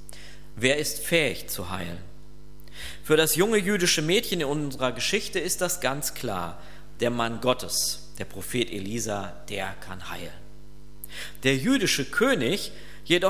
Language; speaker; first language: German; native; German